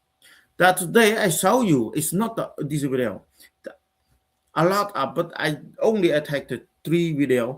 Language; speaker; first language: English; non-native, learner; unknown